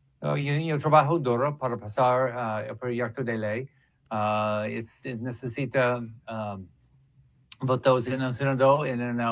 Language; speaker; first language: Spanish; non-native, learner; English